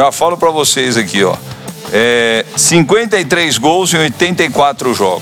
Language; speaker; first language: Portuguese; native; Portuguese